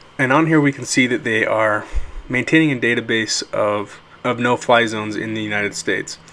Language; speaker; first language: English; native; English